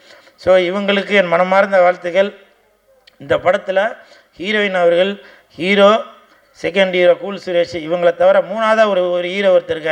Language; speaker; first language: Tamil; native; Tamil